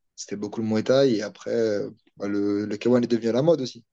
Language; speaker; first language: French; native; French